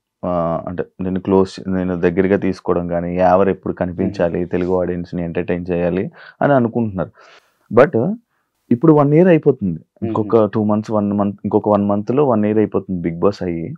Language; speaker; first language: Telugu; native; Telugu